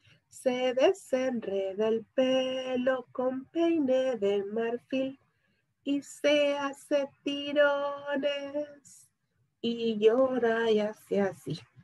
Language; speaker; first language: Spanish; native; Spanish